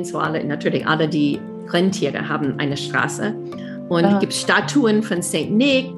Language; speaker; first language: German; non-native, fluent; English